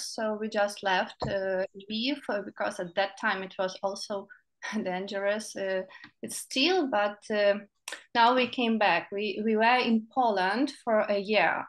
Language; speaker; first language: English; non-native, learner; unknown